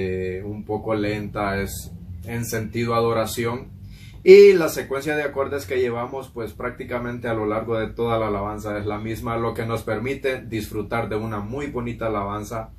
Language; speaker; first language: Spanish; native; Spanish